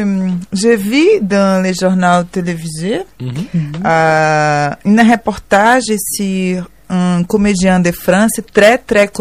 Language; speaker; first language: French; non-native, learner; Portuguese